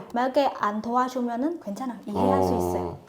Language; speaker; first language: Korean; non-native, fluent; Vietnamese